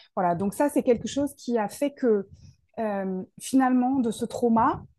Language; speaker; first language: French; native; French